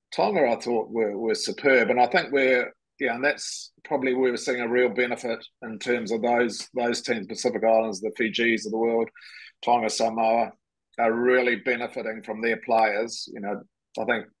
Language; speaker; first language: English; native; English